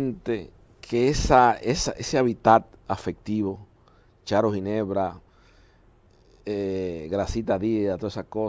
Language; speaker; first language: Spanish; native; Spanish